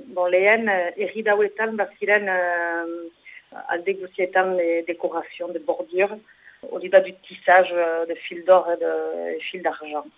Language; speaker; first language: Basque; native; Basque